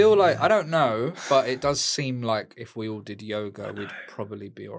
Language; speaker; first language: English; native; English